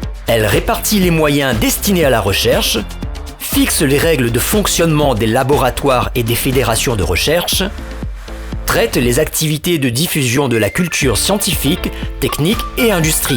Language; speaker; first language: French; native; French